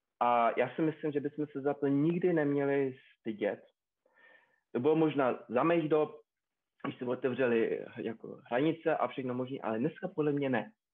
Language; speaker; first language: Czech; early bilingual, heritage; Czech